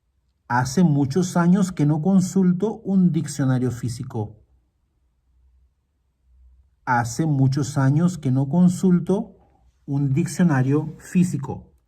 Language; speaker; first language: Spanish; non-native, fluent; Portuguese